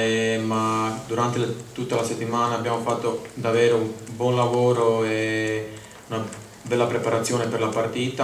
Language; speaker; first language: Italian; non-native, learner; Croatian